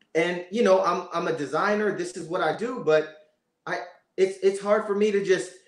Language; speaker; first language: English; native; English